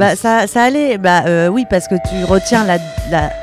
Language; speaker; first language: French; native; French